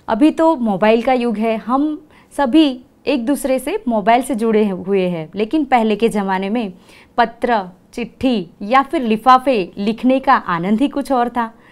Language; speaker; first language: Hindi; non-native, local second language; Gujarati